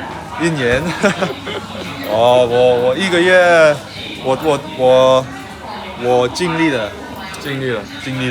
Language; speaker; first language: Chinese; non-native, learner; Cantonese